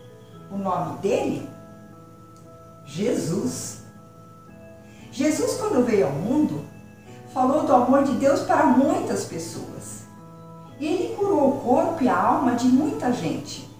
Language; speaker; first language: Portuguese; native; Portuguese